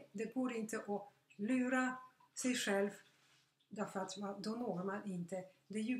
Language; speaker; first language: Swedish; non-native, fluent; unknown